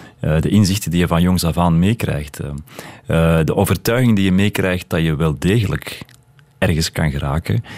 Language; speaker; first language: Dutch; early bilingual, other home language; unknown